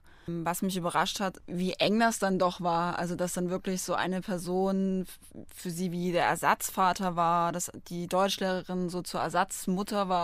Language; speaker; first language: German; native; German